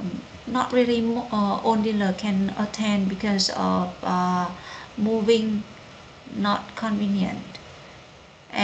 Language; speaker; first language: English; non-native, learner; Vietnamese